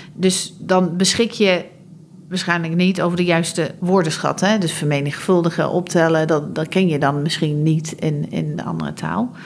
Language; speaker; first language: Dutch; non-native, fluent; English